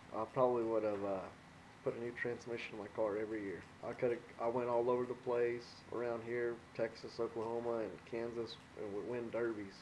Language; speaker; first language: English; native; English